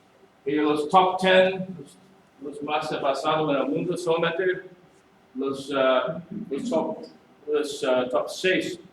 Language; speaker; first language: Spanish; non-native, learner; English